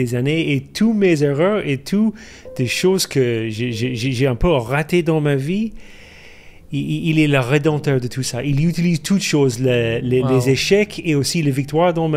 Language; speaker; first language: French; non-native, fluent; English